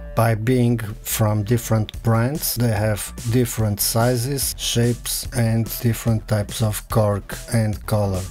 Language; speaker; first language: English; non-native, fluent; Portuguese